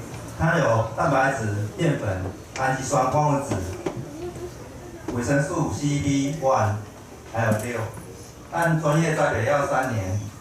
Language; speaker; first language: Chinese; native; Chinese